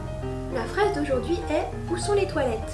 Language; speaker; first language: French; native; French